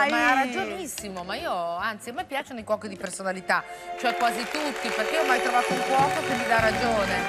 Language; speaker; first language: Italian; native; Italian